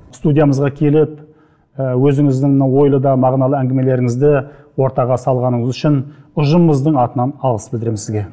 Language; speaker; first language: Kazakh; native; Kazakh